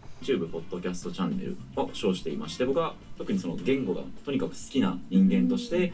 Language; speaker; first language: Japanese; native; Japanese